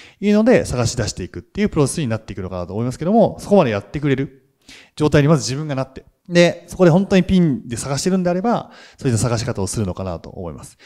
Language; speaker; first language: Japanese; native; Japanese